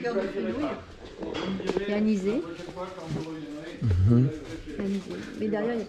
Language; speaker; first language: French; native; French